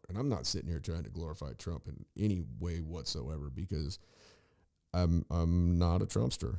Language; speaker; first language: English; native; English